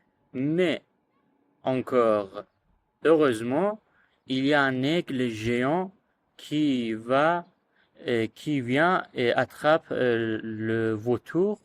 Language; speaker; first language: French; non-native, learner; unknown